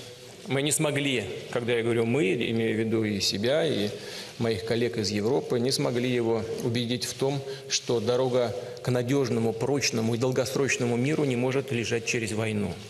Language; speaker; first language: Russian; native; Russian